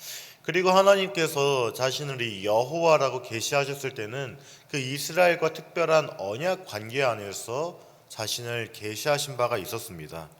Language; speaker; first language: Korean; native; Korean